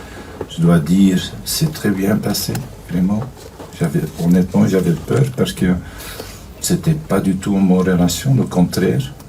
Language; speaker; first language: French; non-native, fluent; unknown